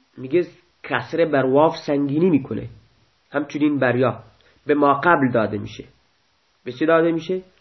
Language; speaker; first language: Persian; non-native, local second language; Baluchi